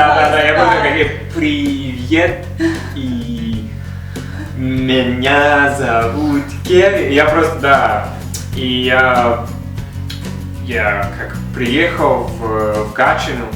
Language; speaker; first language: Russian; non-native, learner; English